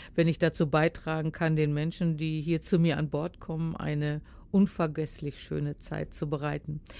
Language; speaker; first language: German; native; German